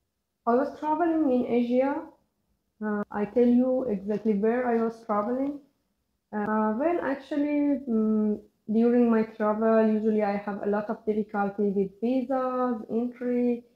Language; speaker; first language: English; non-native, learner; Persian